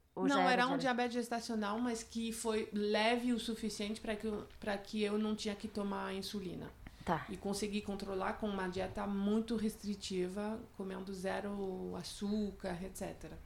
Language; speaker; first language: Portuguese; non-native, fluent; French